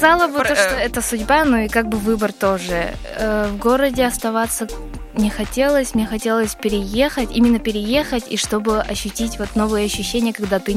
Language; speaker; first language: Russian; native; Russian